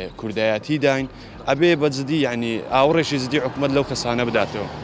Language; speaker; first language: Central Kurdish; native; Central Kurdish